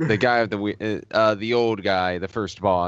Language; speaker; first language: English; native; English